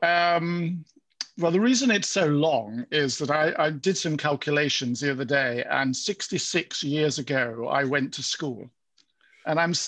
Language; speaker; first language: English; native; English